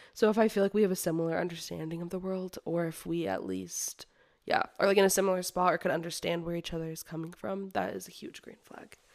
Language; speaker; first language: English; native; English